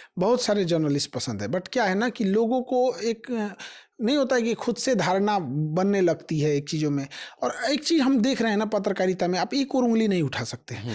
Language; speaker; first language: Hindi; native; Hindi